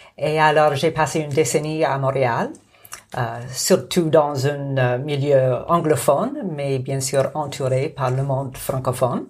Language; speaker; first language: French; non-native, local second language; English